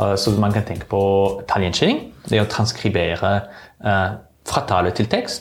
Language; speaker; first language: Norwegian; non-native, fluent; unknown